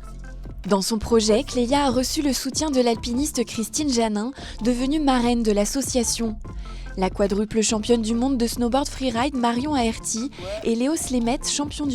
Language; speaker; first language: French; native; French